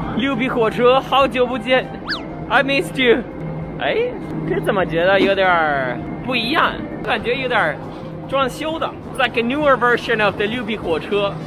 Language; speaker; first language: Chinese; non-native, fluent; English